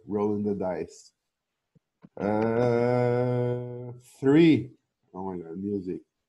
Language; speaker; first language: English; non-native, fluent; Portuguese